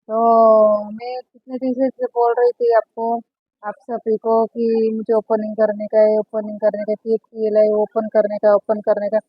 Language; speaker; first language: Hindi; non-native, local second language; Marathi